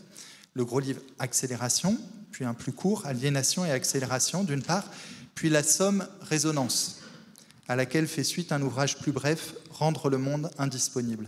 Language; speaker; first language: French; native; French